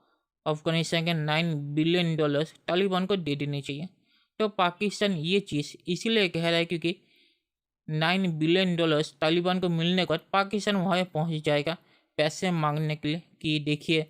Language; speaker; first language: Hindi; native; Hindi